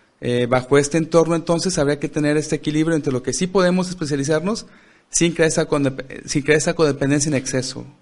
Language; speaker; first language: Spanish; native; Spanish